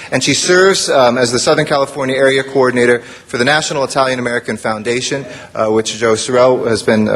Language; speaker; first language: English; early bilingual, other home language; Italian